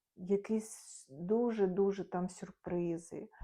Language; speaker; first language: Ukrainian; non-native, local second language; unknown